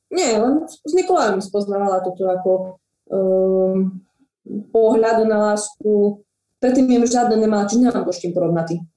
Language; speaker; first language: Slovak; non-native, local second language; Rusyn